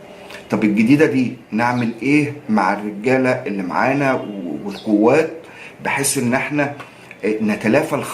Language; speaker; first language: Arabic; native; Arabic